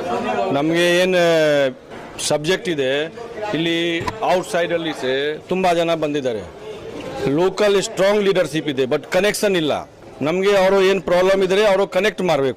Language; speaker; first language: Kannada; non-native, learner; Hindi